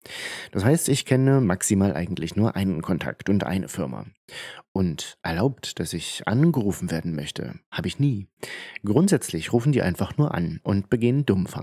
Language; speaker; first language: German; native; German